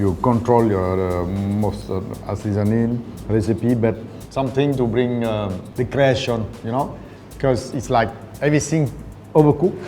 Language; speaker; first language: English; non-native, fluent; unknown